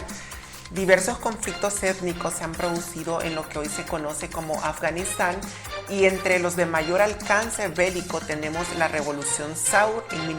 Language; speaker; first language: Spanish; native; Spanish